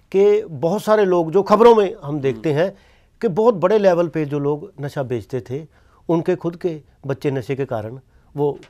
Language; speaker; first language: Hindi; non-native, local second language; Punjabi